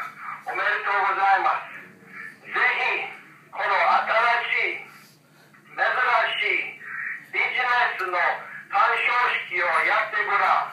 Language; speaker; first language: Japanese; non-native, learner; English